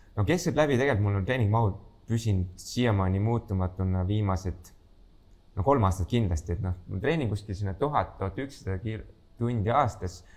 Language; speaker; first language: Estonian; native; Estonian